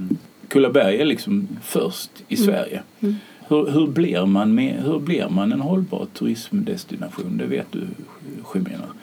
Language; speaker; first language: Swedish; native; Swedish